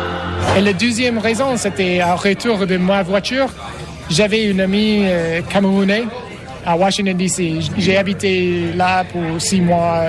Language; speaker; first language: French; non-native, learner; English